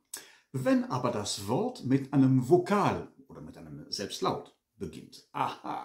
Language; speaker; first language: German; non-native, fluent; French